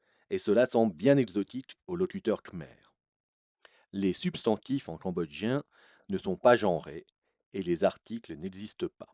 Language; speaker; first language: French; native; French